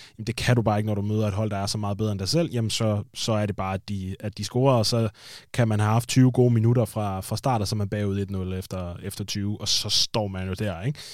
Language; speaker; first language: Danish; native; Danish